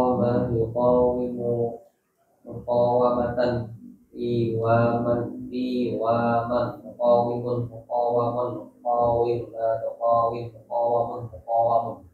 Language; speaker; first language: Arabic; non-native, learner; Indonesian